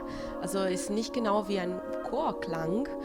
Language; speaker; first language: German; non-native, fluent; Italian